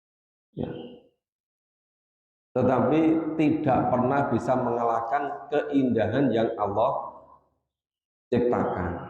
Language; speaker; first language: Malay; non-native, local second language; Javanese